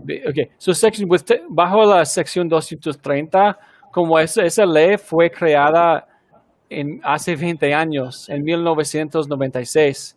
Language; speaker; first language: Spanish; non-native, fluent; English